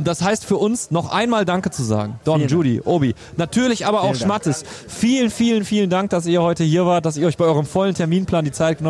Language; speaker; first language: German; native; German